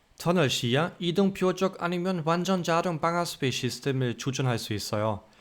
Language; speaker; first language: Korean; non-native, fluent; German